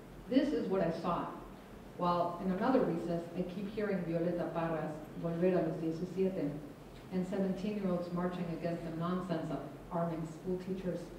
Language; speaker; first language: English; non-native, fluent; Spanish